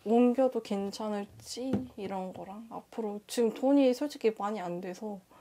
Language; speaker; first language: Korean; native; Korean